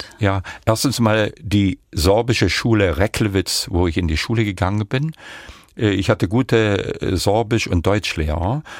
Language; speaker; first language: German; non-native, local second language; Upper Sorbian